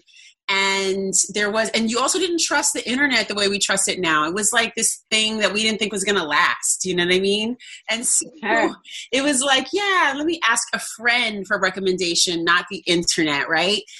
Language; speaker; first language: English; native; English